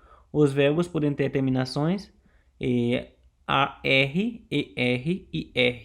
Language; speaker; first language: Portuguese; non-native, local second language; Haitian Creole